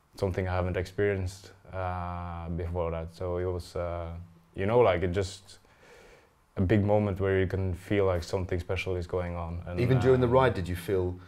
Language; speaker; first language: English; non-native, fluent; Norwegian